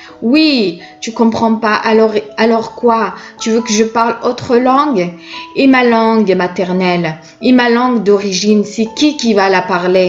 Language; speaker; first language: French; non-native, local second language; Kabyle